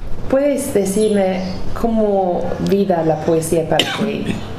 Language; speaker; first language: Spanish; non-native, learner; English